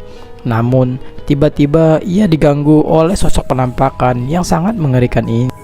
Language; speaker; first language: Indonesian; native; Indonesian